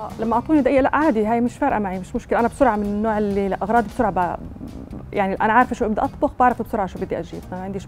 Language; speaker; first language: Arabic; native; Arabic